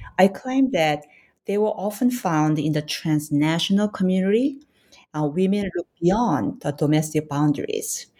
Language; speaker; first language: English; non-native, fluent; Korean